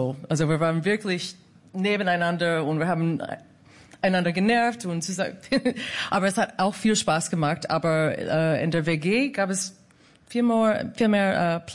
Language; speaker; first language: German; non-native, fluent; English